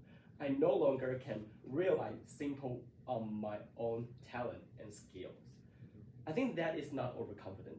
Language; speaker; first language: English; non-native, learner; Chinese